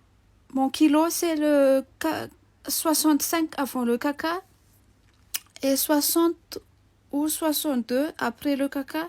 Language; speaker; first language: French; non-native, local second language; Malagasy